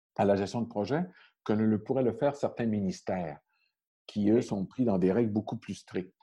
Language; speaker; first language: French; native; French